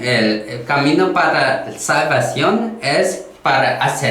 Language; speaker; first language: Spanish; non-native, learner; Korean